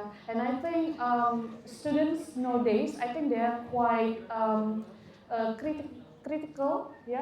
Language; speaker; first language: English; non-native, fluent; Indonesian